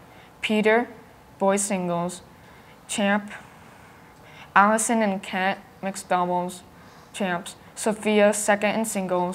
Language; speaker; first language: English; native; English